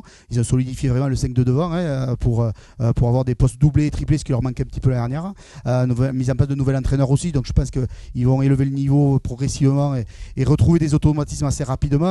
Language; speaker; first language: French; native; French